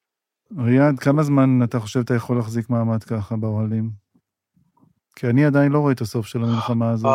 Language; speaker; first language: Hebrew; native; Hebrew